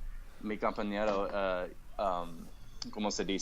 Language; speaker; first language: Spanish; non-native, learner; English